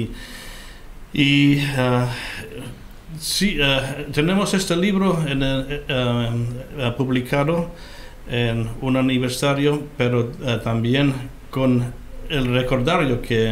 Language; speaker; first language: Spanish; non-native, fluent; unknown